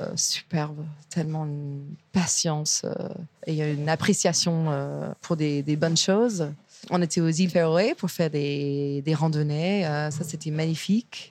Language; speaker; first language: French; non-native, fluent; English